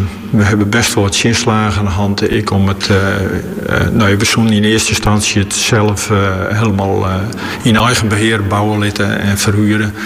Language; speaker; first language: Dutch; native; Dutch